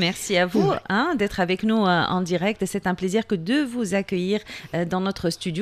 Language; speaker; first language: French; non-native, local second language; Arabic